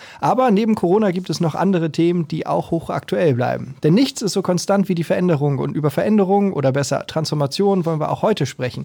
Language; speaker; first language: German; native; German